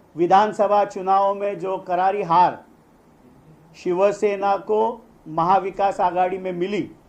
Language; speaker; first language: Hindi; non-native, local second language; Marathi